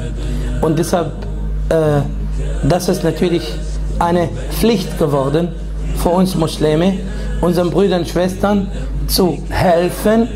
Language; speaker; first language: German; non-native, fluent; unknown